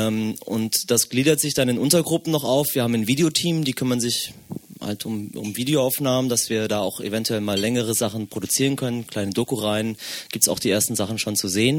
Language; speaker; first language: German; native; German